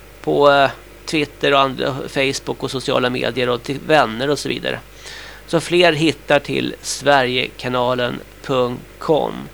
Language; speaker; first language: Swedish; native; Swedish